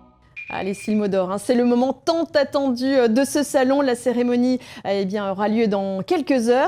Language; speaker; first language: French; native; French